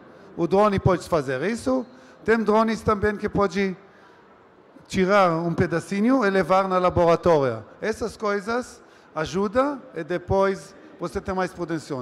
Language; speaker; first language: Portuguese; non-native, learner; Hebrew